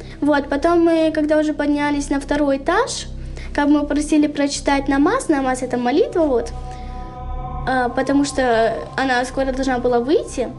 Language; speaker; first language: Russian; native; Russian